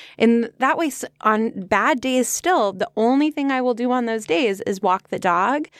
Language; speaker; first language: English; native; English